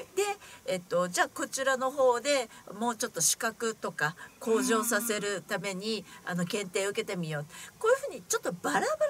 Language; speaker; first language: Japanese; native; Japanese